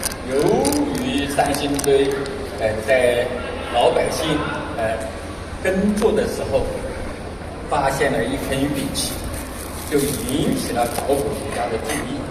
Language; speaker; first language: Chinese; native; Chinese